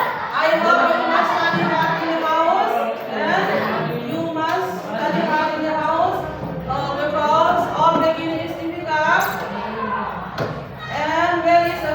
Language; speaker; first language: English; non-native, learner; Indonesian